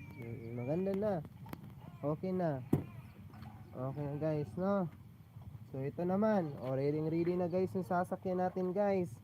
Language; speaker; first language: Filipino; non-native, local second language; Cebuano